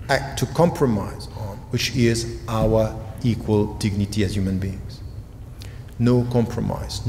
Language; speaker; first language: English; non-native, fluent; French